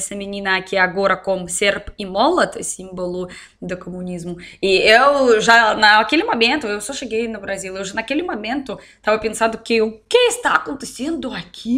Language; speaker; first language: Portuguese; non-native, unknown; Russian